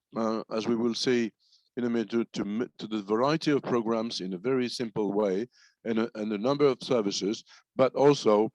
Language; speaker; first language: English; non-native, fluent; French